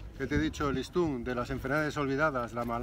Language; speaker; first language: Spanish; native; Spanish